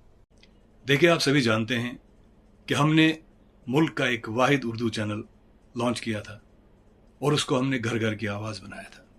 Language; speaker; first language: Hindi; native; Hindi